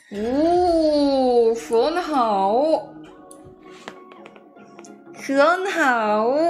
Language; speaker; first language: Chinese; non-native, learner; Korean